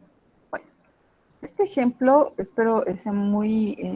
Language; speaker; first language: Spanish; native; Spanish